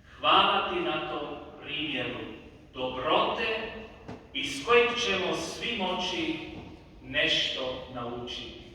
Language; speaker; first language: Bosnian; early bilingual, heritage; Croatian